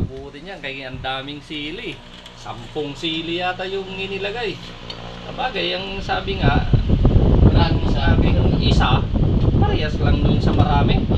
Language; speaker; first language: Filipino; non-native, local second language; Hiligaynon